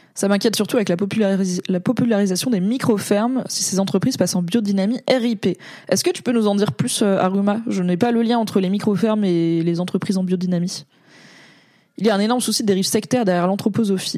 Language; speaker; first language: French; native; French